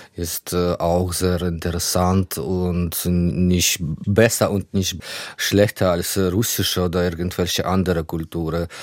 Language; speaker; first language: German; non-native, fluent; Ukrainian